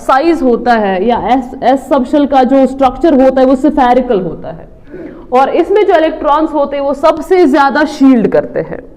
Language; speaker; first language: Hindi; non-native, local second language; Kashmiri